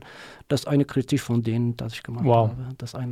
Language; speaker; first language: German; non-native, learner; Kurdish